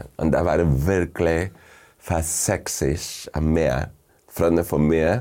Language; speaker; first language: German; non-native, fluent; Spanish